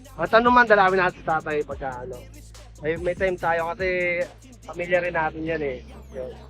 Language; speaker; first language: Filipino; native; Filipino